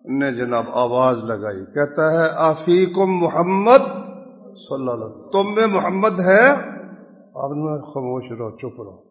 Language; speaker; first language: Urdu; non-native, local second language; Punjabi